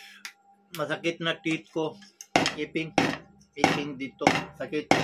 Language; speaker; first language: Filipino; non-native, learner; Urdu